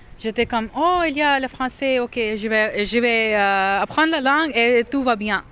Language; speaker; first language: French; non-native, fluent; Urdu